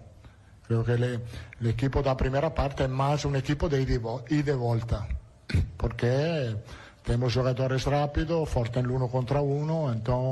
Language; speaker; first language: Portuguese; non-native, learner; Italian